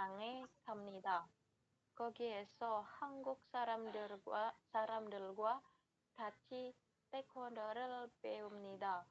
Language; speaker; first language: Korean; non-native, learner; Indonesian